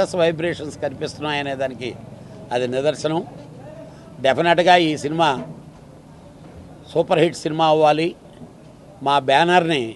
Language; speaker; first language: Telugu; native; Telugu